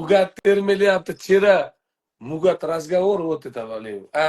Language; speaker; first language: Russian; non-native, learner; Uzbek